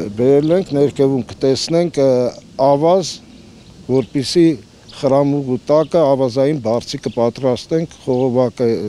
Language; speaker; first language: Armenian; native; Armenian